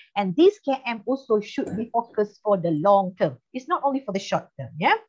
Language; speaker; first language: English; non-native, local second language; Malay